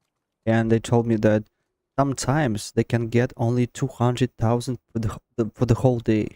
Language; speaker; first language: English; non-native, fluent; Russian